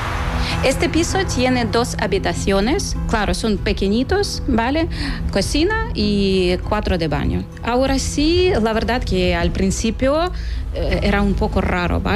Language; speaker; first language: Spanish; non-native, fluent; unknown